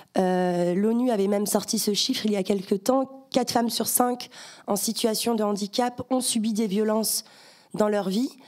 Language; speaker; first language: French; native; French